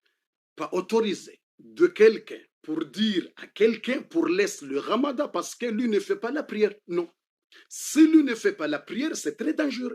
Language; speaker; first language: French; non-native, learner; Comorian